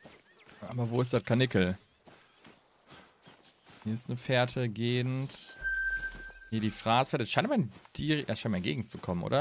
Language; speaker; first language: German; native; German